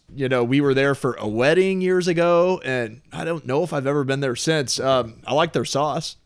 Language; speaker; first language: English; native; English